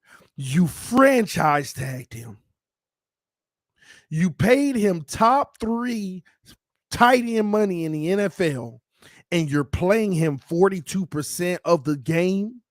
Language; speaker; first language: English; native; English